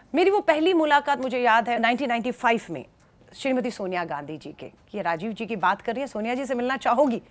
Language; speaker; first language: Hindi; native; Hindi